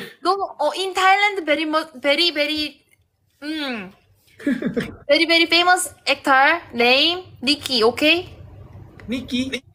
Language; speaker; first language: English; non-native, learner; Malay